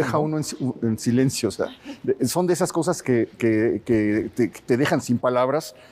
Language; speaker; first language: Spanish; native; Spanish